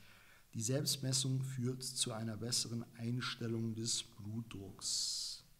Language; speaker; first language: German; native; German